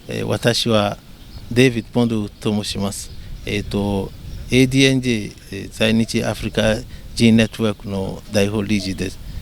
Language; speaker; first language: Japanese; non-native, fluent; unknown